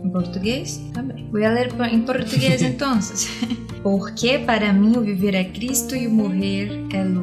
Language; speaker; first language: Spanish; non-native, learner; Portuguese